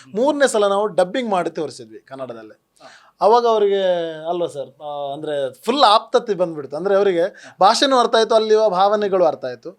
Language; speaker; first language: Kannada; non-native, local second language; Tulu